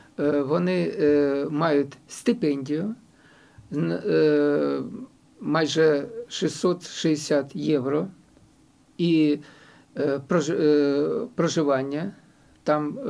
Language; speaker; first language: Ukrainian; non-native, local second language; Russian